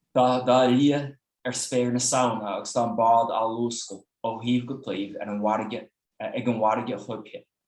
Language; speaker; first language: Irish; non-native, fluent; Dutch